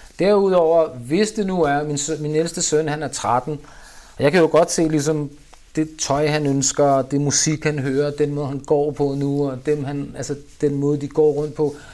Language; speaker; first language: Danish; early bilingual, other home language; Urdu